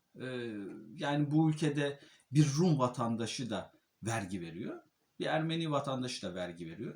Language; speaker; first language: Turkish; native; Turkish